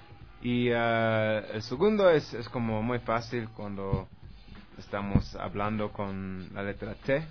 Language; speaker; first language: Spanish; non-native, learner; English